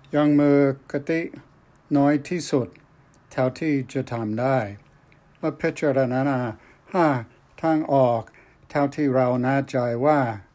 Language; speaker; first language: Thai; non-native, fluent; English